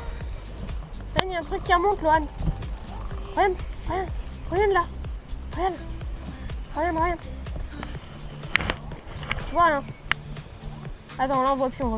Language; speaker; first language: French; native; French